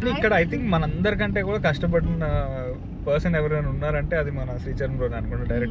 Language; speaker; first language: Telugu; native; Telugu